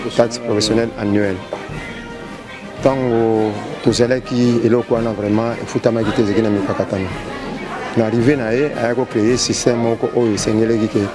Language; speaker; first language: Lingala; native; Lingala